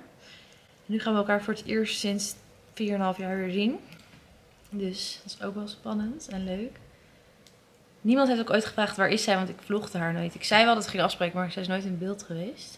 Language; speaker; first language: Dutch; native; Dutch